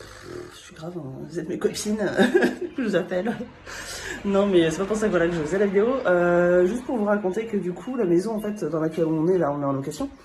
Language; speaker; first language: French; native; French